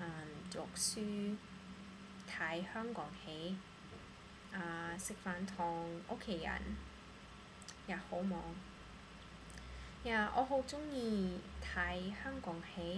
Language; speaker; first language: Chinese; non-native, learner; English